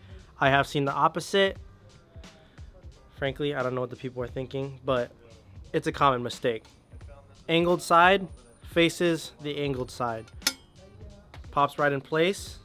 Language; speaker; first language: English; native; English